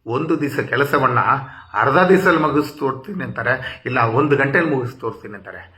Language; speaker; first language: Kannada; non-native, local second language; Tamil